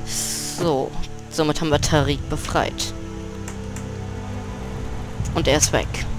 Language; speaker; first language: German; native; German